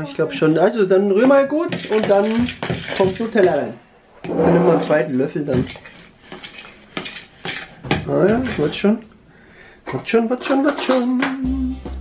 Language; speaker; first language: German; native; German